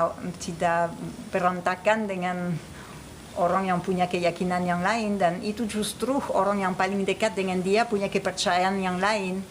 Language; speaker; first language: Indonesian; non-native, fluent; French